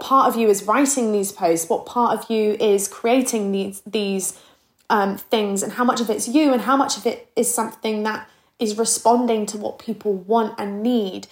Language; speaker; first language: English; native; English